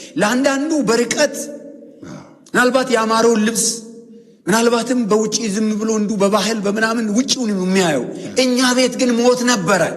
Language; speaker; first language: Amharic; non-native, local second language; Oromo